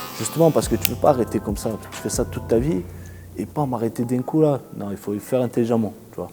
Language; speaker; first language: French; early bilingual, other home language; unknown